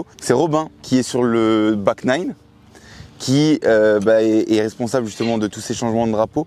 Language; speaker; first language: French; native; French